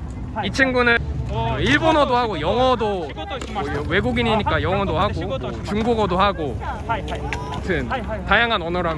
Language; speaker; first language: Korean; non-native, fluent; Russian